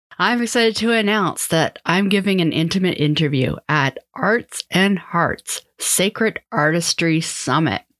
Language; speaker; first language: English; native; English